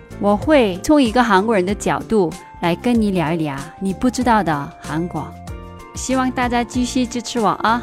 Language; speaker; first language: Chinese; non-native, fluent; Korean